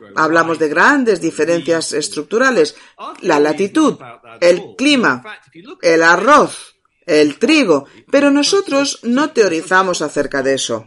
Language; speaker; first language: Spanish; non-native, fluent; English